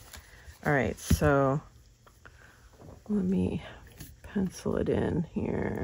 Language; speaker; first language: English; native; English